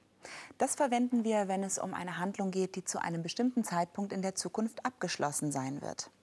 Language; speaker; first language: German; native; German